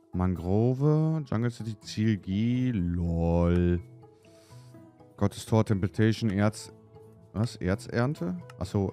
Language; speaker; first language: German; native; German